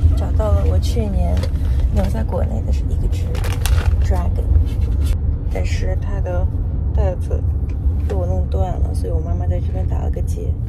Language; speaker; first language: Chinese; native; Chinese